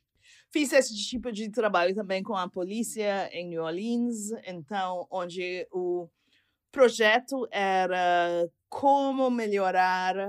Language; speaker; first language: Portuguese; non-native, fluent; English